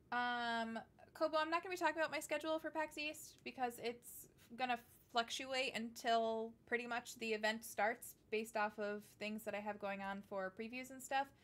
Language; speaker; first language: English; native; English